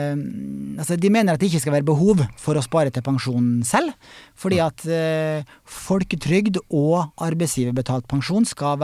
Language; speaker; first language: Norwegian; native; Norwegian